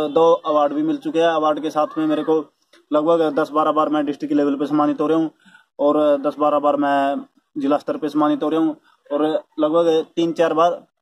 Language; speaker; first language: Hindi; native; Hindi